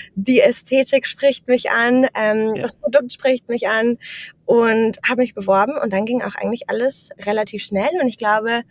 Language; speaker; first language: German; native; German